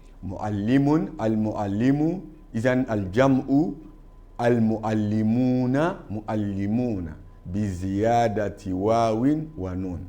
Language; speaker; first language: Arabic; non-native, fluent; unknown